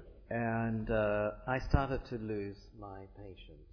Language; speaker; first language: English; early bilingual, other home language; Italian